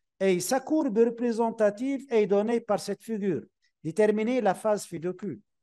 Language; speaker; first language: French; non-native, local second language; Arabic